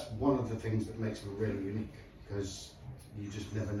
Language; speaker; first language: English; native; English